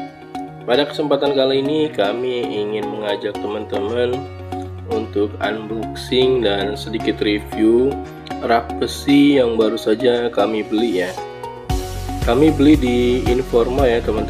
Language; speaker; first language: Indonesian; native; Indonesian